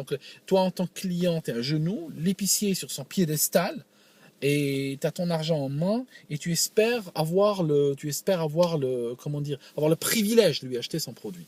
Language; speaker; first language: French; non-native, local second language; Arabic